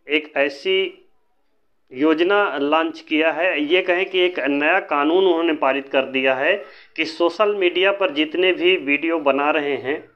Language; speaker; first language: Hindi; native; Hindi